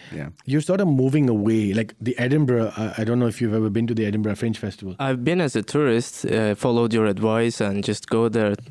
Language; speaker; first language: English; early bilingual, heritage; Arabic